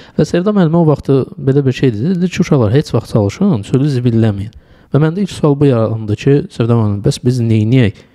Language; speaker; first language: Azerbaijani; native; Azerbaijani